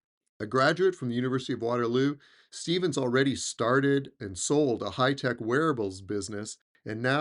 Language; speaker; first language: English; native; English